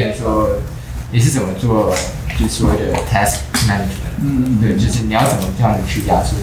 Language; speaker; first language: Chinese; native; Chinese